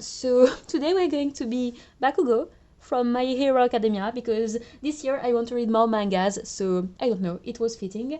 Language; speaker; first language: English; non-native, fluent; French